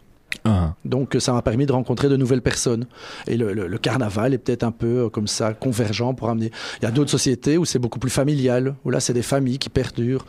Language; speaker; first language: French; native; French